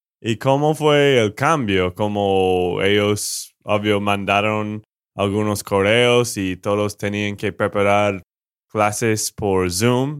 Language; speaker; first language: Spanish; non-native, fluent; English